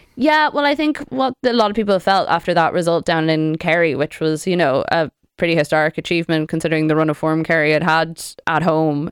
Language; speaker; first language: English; native; English